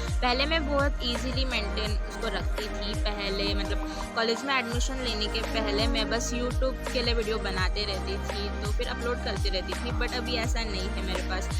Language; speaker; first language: Hindi; non-native, local second language; Marathi